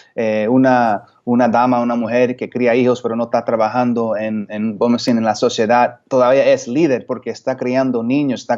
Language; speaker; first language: Spanish; early bilingual, heritage; Spanish